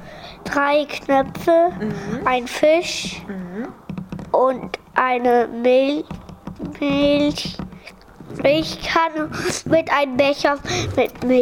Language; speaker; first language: German; early bilingual, other home language; Polish